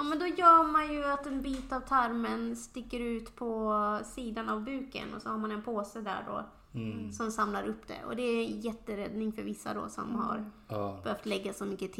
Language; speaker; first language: Swedish; native; Swedish